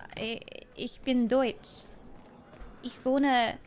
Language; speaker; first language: German; non-native, learner; English